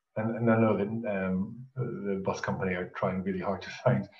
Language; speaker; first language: English; native; English